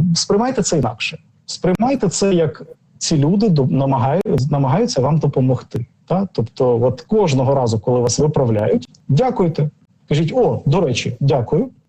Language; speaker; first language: Ukrainian; non-native, local second language; Russian